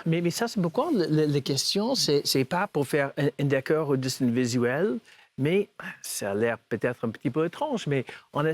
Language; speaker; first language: French; non-native, fluent; English